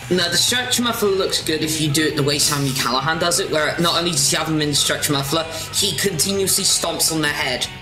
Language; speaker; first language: English; native; English